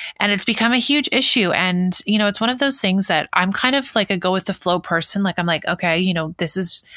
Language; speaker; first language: English; native; English